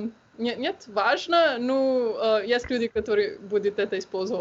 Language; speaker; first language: Russian; non-native, learner; Slovenian